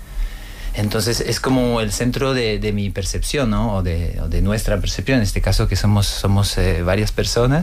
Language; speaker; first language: Spanish; non-native, fluent; French